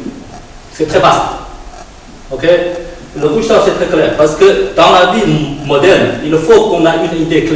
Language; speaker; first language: French; non-native, fluent; Chinese